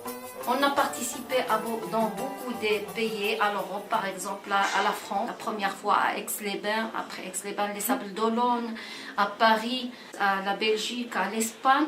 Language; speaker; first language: French; non-native, local second language; Arabic